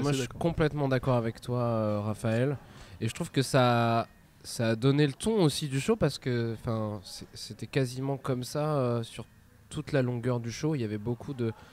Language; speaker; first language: French; native; French